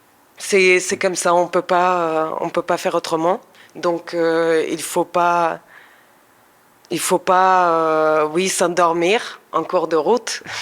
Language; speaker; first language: French; non-native, fluent; Russian